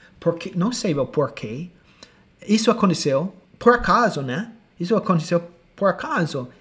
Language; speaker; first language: Portuguese; non-native, fluent; English